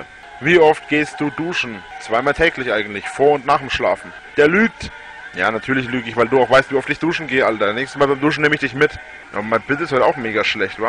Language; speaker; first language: German; native; German